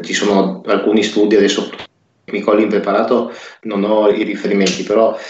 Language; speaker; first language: Italian; native; Italian